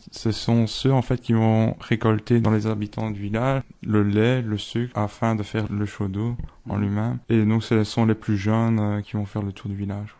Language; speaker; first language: French; native; French